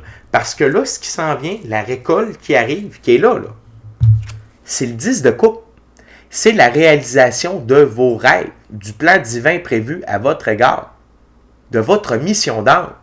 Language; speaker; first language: French; native; French